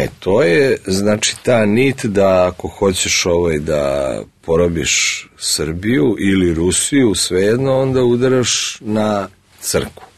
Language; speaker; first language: Serbian; early bilingual, other home language; Russian